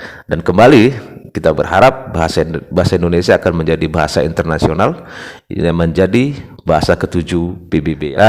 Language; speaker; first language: Indonesian; native; Indonesian